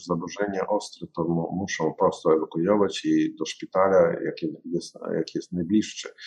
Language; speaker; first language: Polish; non-native, learner; Ukrainian